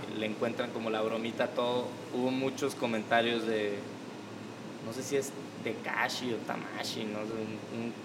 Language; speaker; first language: Spanish; native; Spanish